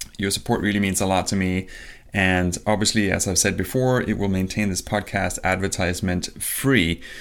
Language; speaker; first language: English; non-native, fluent; Danish